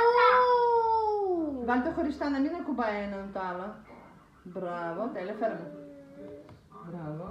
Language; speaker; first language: Greek; non-native, fluent; Russian